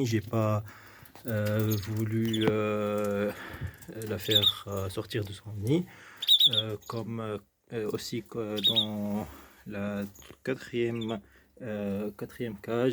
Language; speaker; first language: French; non-native, fluent; Arabic